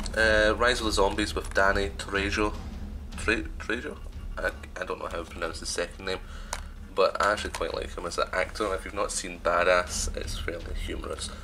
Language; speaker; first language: English; native; English